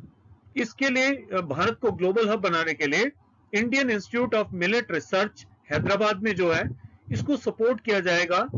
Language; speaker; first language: Hindi; native; Hindi